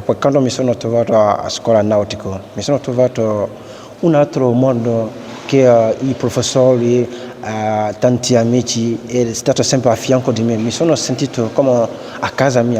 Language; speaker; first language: Italian; non-native, fluent; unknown